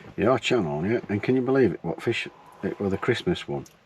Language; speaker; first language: English; native; English